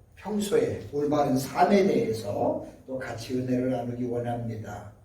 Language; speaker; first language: Korean; native; Korean